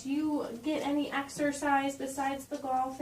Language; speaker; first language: English; native; English